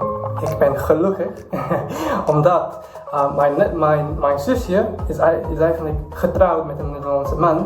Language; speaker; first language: Dutch; non-native, fluent; English